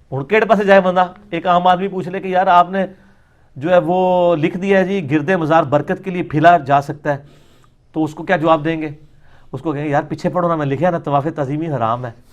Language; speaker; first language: Urdu; non-native, local second language; Punjabi